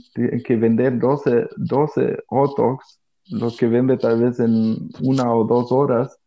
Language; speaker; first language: Spanish; non-native, fluent; German